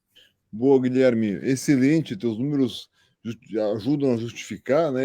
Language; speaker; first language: Portuguese; native; Portuguese